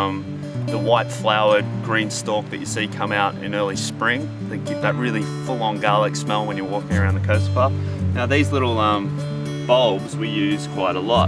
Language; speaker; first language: English; native; English